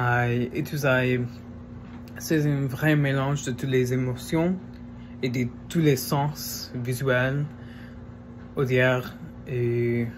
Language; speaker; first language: French; non-native, fluent; English